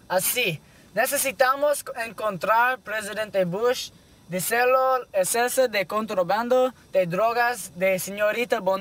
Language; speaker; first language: Spanish; non-native, learner; English